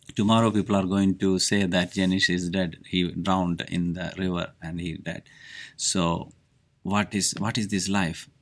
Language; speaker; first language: English; non-native, local second language; Malayalam